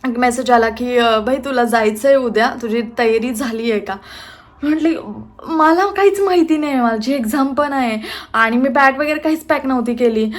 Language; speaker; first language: Marathi; native; Marathi